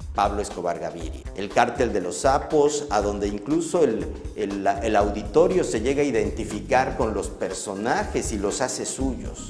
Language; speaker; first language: Spanish; native; Spanish